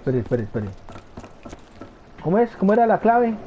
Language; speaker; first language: Spanish; native; Spanish